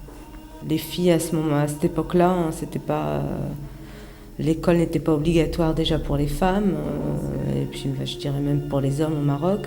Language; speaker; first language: French; early bilingual, other home language; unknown